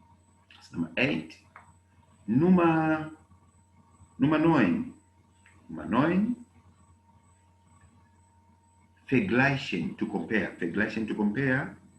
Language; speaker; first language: German; non-native, learner; Bemba